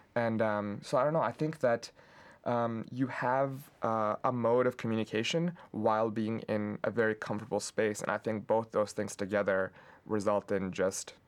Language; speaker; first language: English; non-native, local second language; Urdu